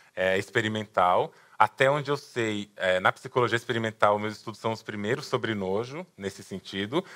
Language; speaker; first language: Portuguese; native; Portuguese